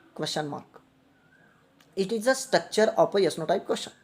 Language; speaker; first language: English; non-native, local second language; Marathi